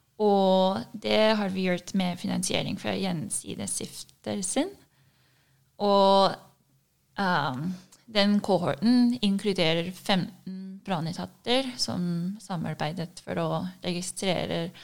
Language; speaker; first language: Norwegian; non-native, fluent; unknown